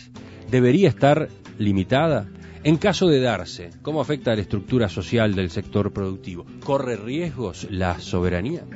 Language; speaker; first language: Spanish; native; Spanish